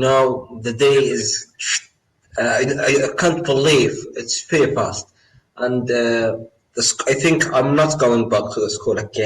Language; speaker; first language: English; non-native, learner; Arabic